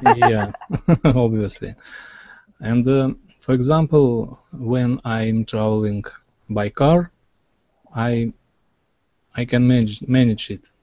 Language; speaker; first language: English; non-native, learner; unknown